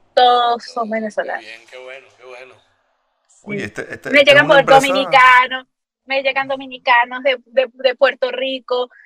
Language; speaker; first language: Spanish; native; Spanish